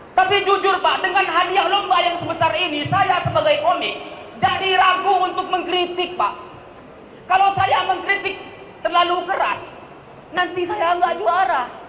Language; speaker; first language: Indonesian; non-native, local second language; Madurese